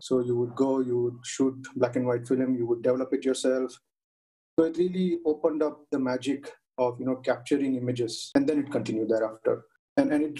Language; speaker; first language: English; non-native, local second language; Tamil